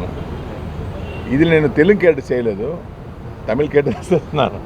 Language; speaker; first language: Telugu; non-native, learner; Tamil